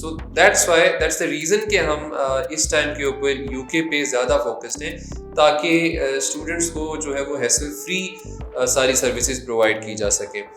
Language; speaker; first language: Urdu; non-native, local second language; Pahari-Potwari